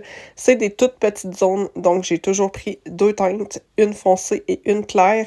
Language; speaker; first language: French; native; French